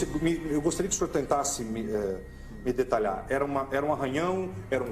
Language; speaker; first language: Portuguese; native; Portuguese